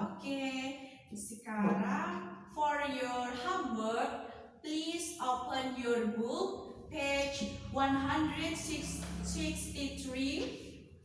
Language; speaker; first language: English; non-native, learner; Indonesian